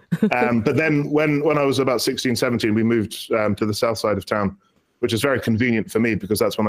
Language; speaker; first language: English; native; English